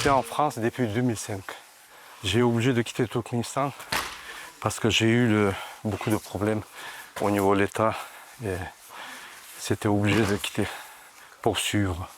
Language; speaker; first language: French; non-native, fluent; Turkmen